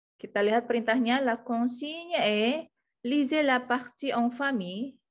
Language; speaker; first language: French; non-native, fluent; Indonesian